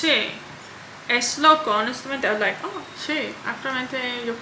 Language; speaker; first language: Spanish; non-native, learner; English